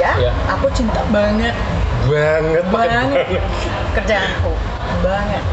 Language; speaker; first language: Indonesian; non-native, fluent; Spanish